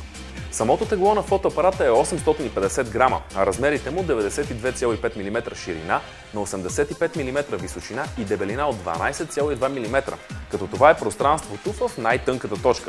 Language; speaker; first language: Bulgarian; native; Bulgarian